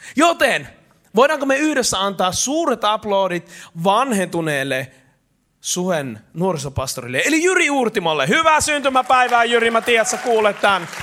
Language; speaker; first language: Finnish; native; Finnish